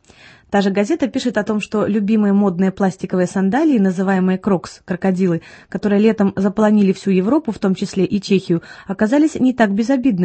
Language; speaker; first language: Russian; native; Russian